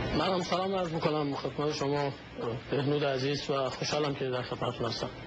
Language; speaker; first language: Persian; non-native, local second language; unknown